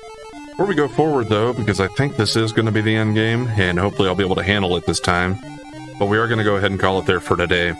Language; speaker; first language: English; native; English